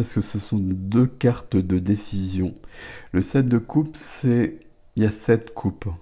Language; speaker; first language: French; native; French